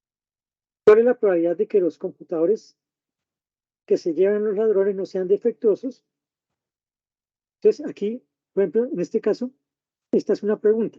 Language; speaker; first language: Spanish; native; Spanish